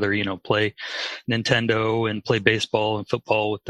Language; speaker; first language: English; native; English